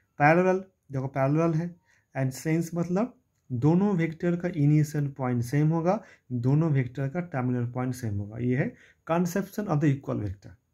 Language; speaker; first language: Hindi; non-native, local second language; Bangla